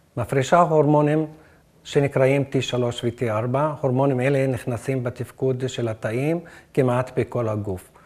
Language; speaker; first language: Hebrew; non-native, local second language; Arabic